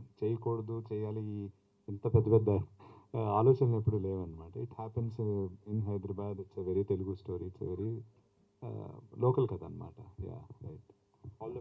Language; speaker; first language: Telugu; native; Telugu